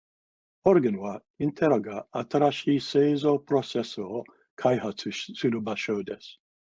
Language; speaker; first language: Japanese; non-native, fluent; English